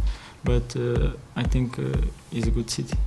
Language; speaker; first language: English; non-native, learner; Portuguese